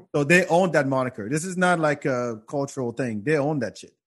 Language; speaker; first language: English; non-native, fluent; Wolof